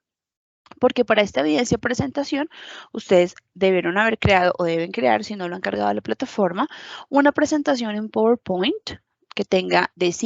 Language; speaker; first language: Spanish; native; Spanish